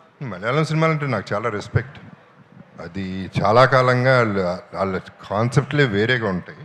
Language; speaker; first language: Telugu; native; Telugu